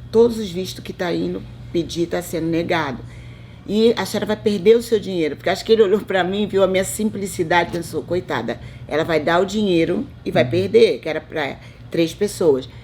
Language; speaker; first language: Portuguese; native; Portuguese